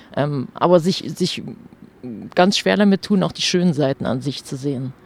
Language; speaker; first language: German; native; German